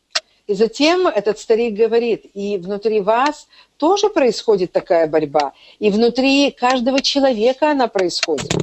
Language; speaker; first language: Russian; native; Russian